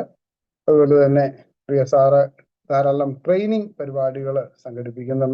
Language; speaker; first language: Malayalam; native; Malayalam